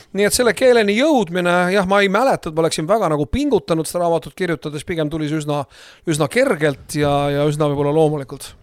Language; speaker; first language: Estonian; native; Estonian